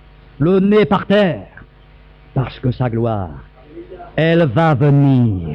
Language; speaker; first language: French; native; French